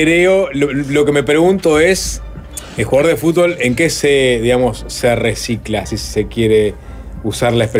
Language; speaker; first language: Spanish; native; Spanish